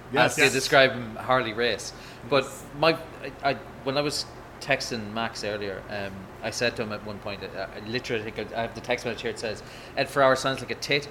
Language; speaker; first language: English; native; English